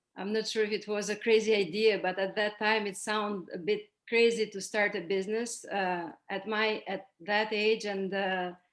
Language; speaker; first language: English; non-native, fluent; Albanian